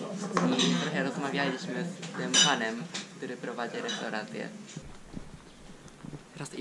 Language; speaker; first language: Polish; non-native, fluent; Japanese